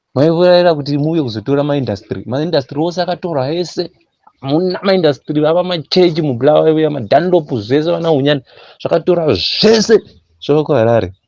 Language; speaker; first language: Shona; non-native, local second language; North Ndebele